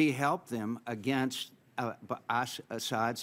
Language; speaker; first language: English; native; English